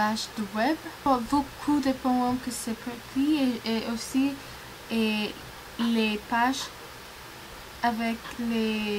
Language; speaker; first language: French; non-native, learner; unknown